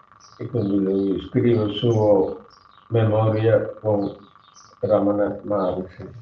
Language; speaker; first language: Italian; non-native, learner; Hindi